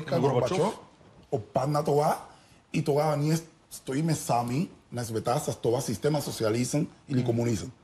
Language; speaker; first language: Bulgarian; non-native, learner; Spanish